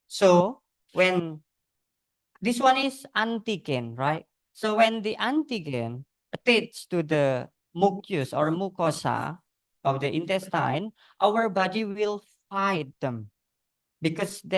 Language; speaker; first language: English; non-native, learner; Indonesian